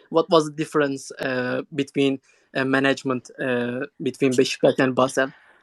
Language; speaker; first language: English; non-native, learner; Turkish